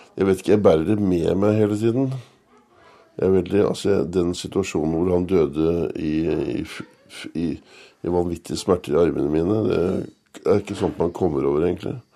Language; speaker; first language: Norwegian; native; Norwegian